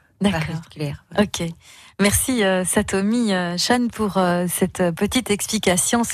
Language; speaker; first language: French; native; French